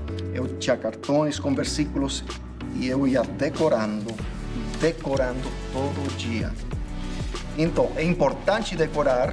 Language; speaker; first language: Portuguese; non-native, fluent; English